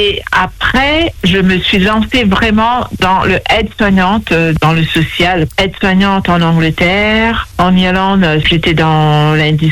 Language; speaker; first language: French; non-native, local second language; Morisyen